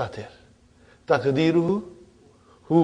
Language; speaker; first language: Arabic; non-native, fluent; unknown